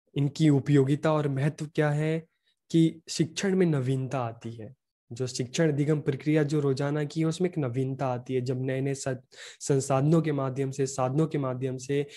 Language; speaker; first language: Hindi; native; Hindi